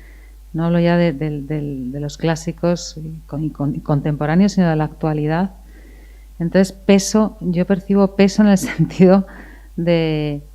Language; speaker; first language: Spanish; native; Spanish